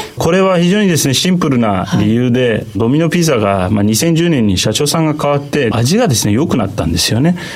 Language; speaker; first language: Japanese; non-native, fluent; Turkish